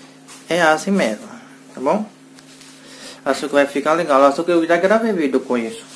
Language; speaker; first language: Portuguese; non-native, learner; Hindi